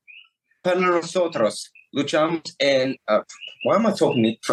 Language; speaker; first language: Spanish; non-native, learner; English